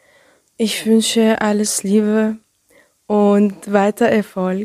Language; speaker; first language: German; non-native, learner; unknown